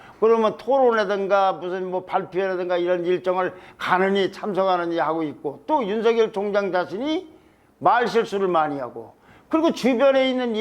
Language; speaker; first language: Korean; native; Korean